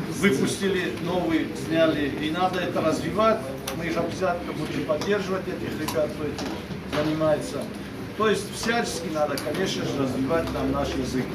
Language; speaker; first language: Russian; non-native, local second language; Ossetic